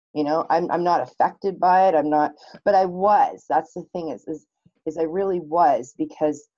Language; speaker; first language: English; native; English